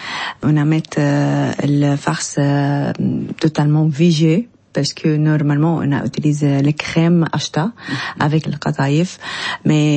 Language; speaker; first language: French; non-native, learner; Arabic